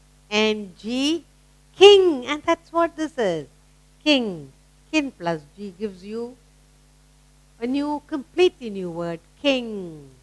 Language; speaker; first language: English; non-native, local second language; Tamil